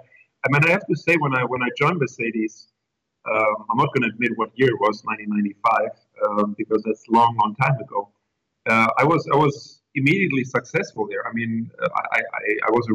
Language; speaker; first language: English; non-native, fluent; German